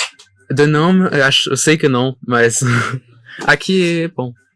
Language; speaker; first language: Portuguese; non-native, learner; French